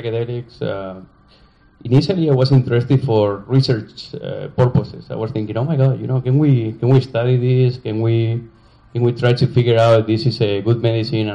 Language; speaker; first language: English; non-native, fluent; Spanish